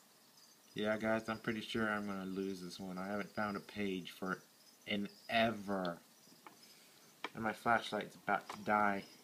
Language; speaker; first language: English; native; English